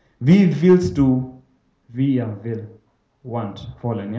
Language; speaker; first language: German; non-native, fluent; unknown